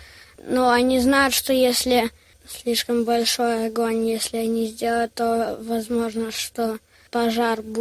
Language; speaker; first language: Russian; early bilingual, heritage; Russian